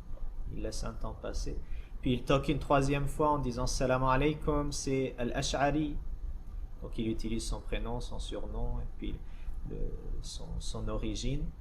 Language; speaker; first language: French; native; French